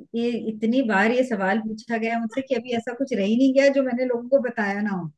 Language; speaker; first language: Hindi; native; Hindi